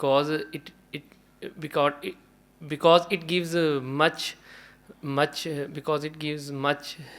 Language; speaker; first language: English; non-native, learner; Urdu